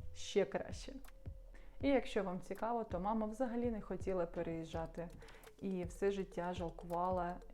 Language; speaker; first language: Ukrainian; non-native, local second language; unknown